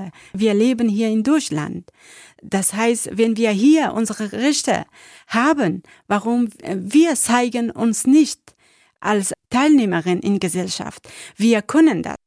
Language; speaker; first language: German; non-native, learner; Persian